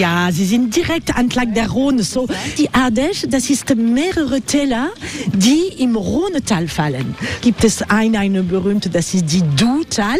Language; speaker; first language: German; non-native, fluent; French